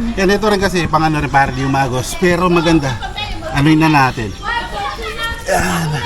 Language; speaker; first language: Filipino; native; Filipino